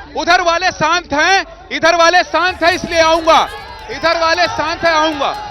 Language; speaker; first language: Hindi; native; Hindi